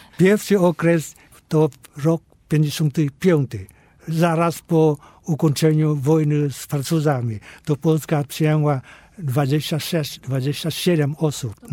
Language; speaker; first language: Polish; non-native, fluent; Vietnamese